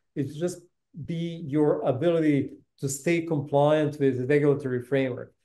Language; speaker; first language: English; non-native, fluent; Bosnian